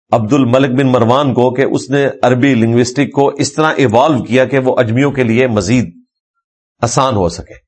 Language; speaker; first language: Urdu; non-native, local second language; Punjabi